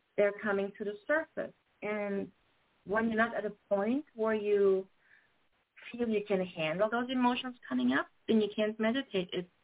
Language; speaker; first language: English; non-native, fluent; German